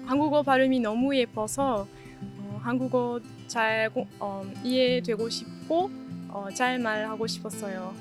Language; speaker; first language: Korean; non-native, learner; French